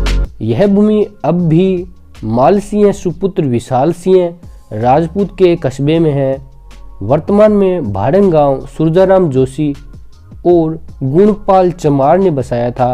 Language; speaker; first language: Hindi; native; Hindi